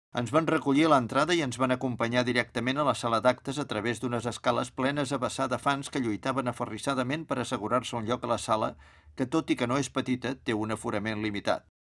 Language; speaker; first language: Catalan; native; Catalan